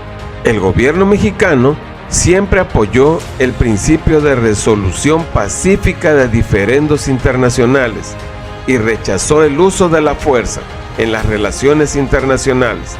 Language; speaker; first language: Spanish; native; Spanish